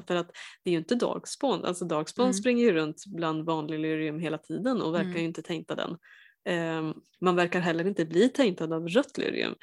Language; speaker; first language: Swedish; native; Swedish